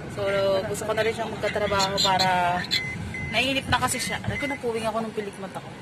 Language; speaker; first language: Filipino; native; Filipino